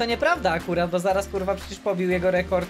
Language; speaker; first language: Polish; native; Polish